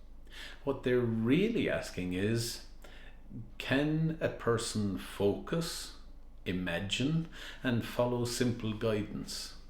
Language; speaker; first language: English; native; English